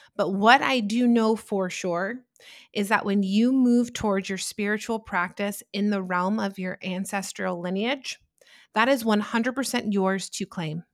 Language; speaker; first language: English; early bilingual, other home language; Italian